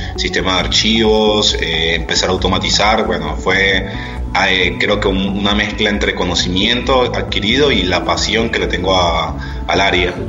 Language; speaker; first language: Spanish; native; Spanish